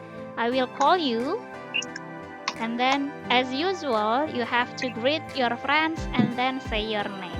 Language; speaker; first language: English; non-native, fluent; Indonesian